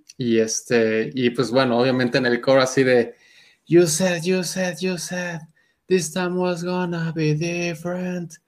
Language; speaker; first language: Spanish; native; Spanish